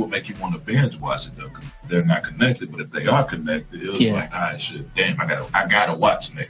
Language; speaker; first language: English; native; English